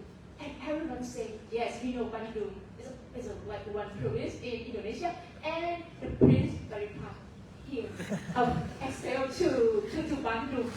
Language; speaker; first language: English; non-native, fluent; Thai